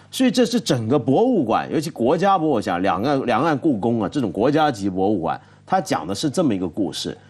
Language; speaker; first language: Chinese; native; Chinese